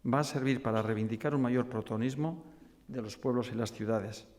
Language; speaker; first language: Spanish; non-native, local second language; Basque